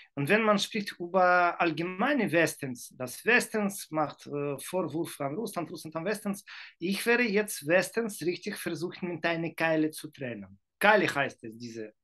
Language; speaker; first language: German; non-native, learner; Ukrainian